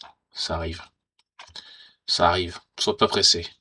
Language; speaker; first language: French; native; French